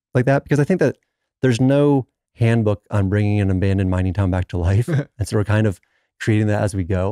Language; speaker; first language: English; native; English